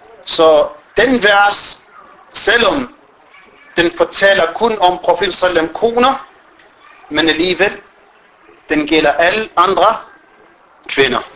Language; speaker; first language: Danish; early bilingual, other home language; Arabic